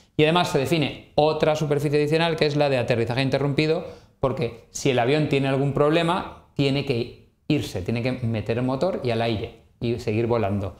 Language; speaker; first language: Spanish; native; Spanish